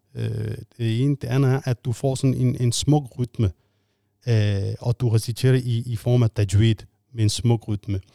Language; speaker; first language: Danish; non-native, fluent; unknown